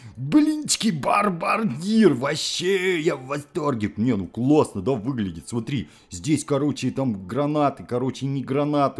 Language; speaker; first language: Russian; native; Russian